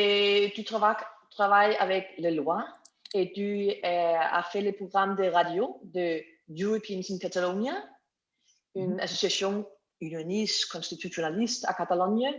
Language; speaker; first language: French; non-native, learner; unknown